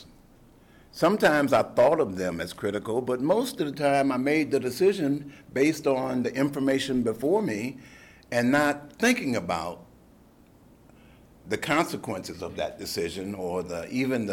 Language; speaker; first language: English; native; English